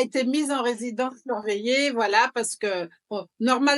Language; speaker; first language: French; native; French